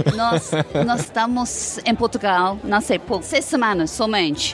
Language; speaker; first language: Portuguese; non-native, fluent; English